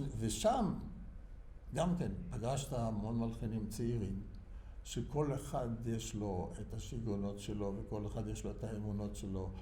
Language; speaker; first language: Hebrew; early bilingual, other home language; German